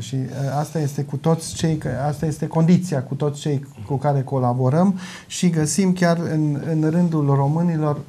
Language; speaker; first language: Romanian; non-native, local second language; German